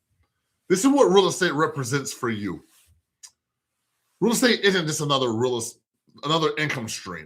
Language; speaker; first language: English; native; English